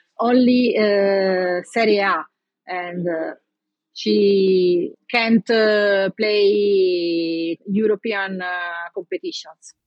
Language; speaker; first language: English; non-native, learner; Italian